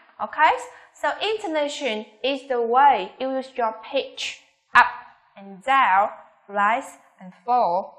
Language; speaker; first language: English; non-native, fluent; Vietnamese